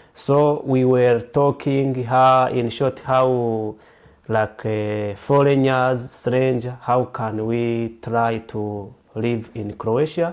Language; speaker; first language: English; non-native, local second language; Rundi